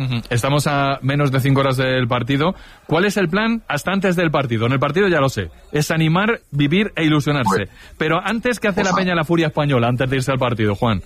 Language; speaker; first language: Spanish; native; Spanish